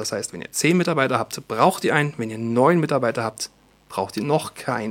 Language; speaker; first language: German; native; German